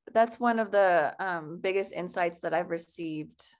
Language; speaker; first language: English; early bilingual, other home language; Persian